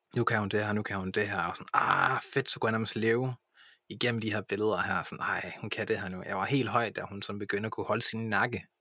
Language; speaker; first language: Danish; early bilingual, other home language; English